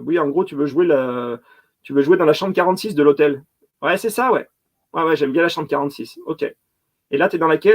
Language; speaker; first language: French; native; French